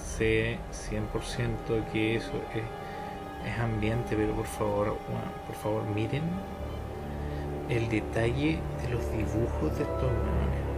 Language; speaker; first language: Spanish; native; Spanish